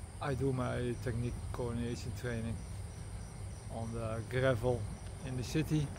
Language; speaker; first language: English; non-native, learner; Dutch